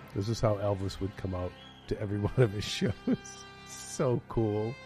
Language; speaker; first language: English; native; English